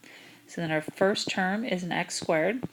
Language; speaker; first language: English; native; English